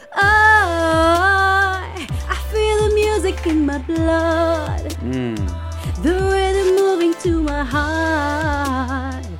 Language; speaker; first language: English; early bilingual, other home language; Romanian